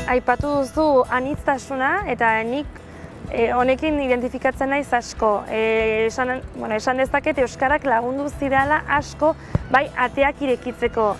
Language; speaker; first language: Basque; non-native, fluent; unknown